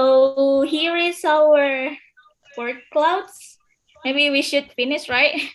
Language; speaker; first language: English; non-native, fluent; Indonesian